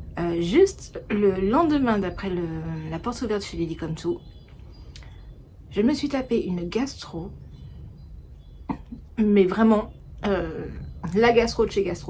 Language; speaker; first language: French; native; French